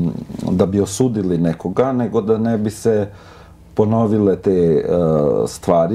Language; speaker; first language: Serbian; non-native, local second language; Albanian